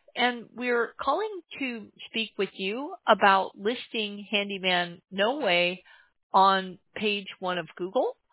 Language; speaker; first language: English; native; English